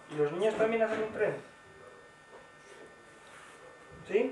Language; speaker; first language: Spanish; native; Spanish